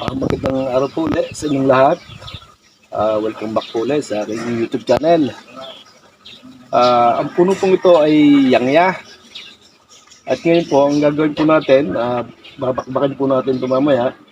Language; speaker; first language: Filipino; native; Filipino